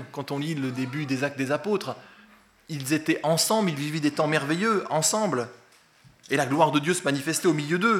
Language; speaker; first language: French; native; French